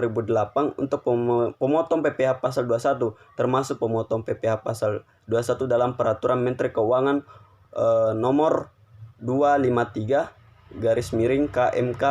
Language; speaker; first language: Indonesian; native; Indonesian